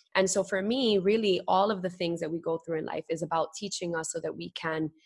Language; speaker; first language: English; native; English